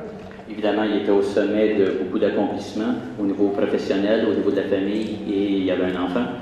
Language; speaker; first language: French; native; French